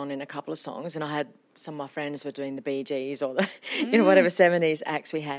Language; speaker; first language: English; non-native, fluent; Finnish